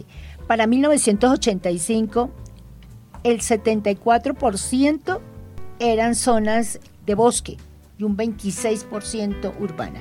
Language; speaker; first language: Spanish; native; Spanish